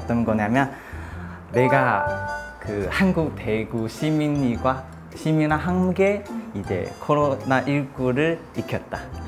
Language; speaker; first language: Korean; non-native, fluent; Chinese